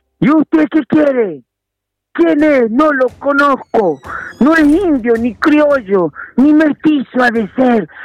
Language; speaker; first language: Spanish; native; Spanish